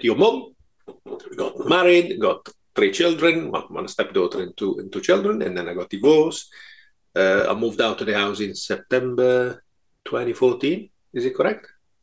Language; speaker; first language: English; non-native, fluent; Italian